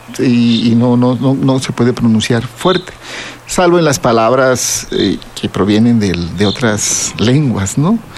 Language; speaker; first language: Spanish; non-native, local second language; Zapotec